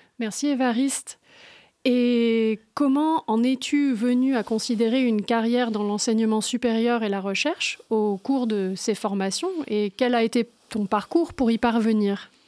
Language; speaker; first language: French; native; French